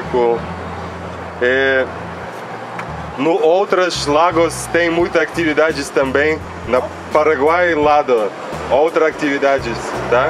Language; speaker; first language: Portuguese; non-native, learner; Russian